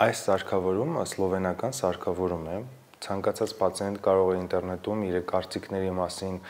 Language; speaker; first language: Armenian; native; Armenian